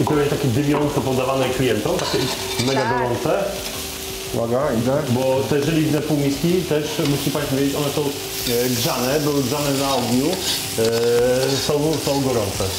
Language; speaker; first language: Polish; native; Polish